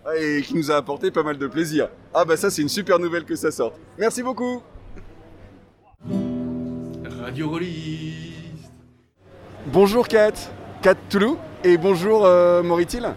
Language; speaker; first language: French; native; French